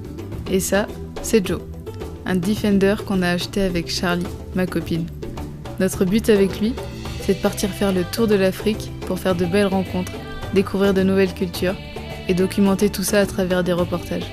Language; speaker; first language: French; native; French